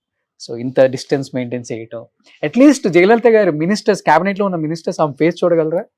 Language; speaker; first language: Telugu; native; Telugu